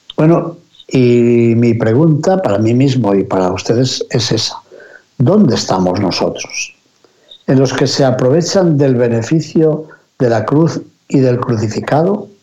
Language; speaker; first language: Spanish; native; Spanish